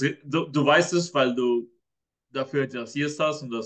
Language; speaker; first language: German; non-native, fluent; Spanish